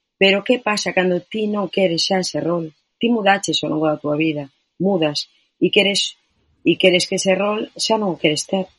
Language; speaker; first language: Galician; non-native, local second language; Spanish